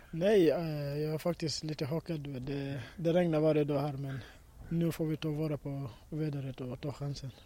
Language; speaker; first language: Swedish; early bilingual, other home language; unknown